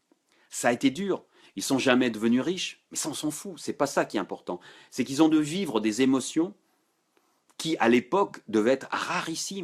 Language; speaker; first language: French; native; French